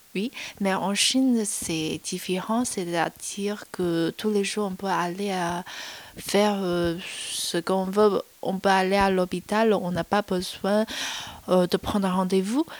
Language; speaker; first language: French; non-native, learner; Chinese